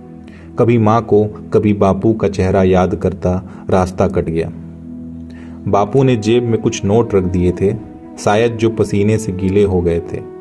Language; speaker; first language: Hindi; native; Hindi